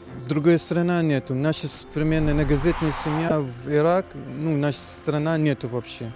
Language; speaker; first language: Russian; non-native, learner; Arabic